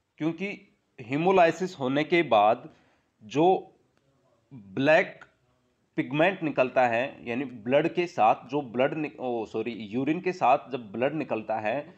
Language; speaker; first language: Hindi; native; Hindi